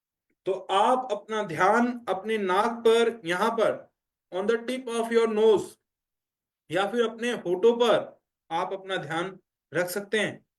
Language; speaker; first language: Hindi; native; Hindi